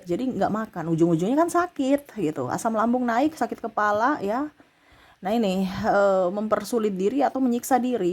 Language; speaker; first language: Indonesian; native; Indonesian